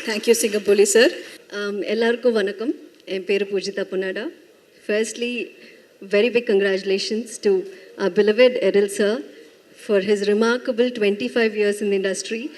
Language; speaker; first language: Tamil; non-native, fluent; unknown